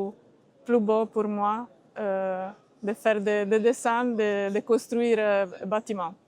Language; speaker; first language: French; non-native, learner; Italian